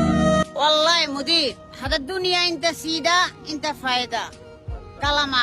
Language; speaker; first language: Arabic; non-native, learner; Bangla